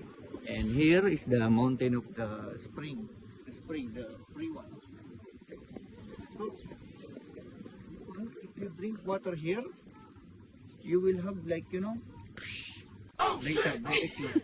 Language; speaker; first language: English; non-native, local second language; Filipino